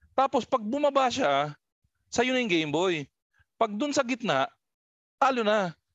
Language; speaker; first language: Filipino; native; Filipino